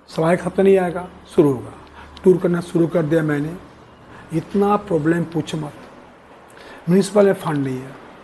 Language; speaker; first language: Hindi; non-native, local second language; Bangla